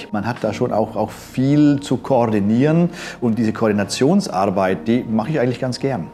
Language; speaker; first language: German; native; German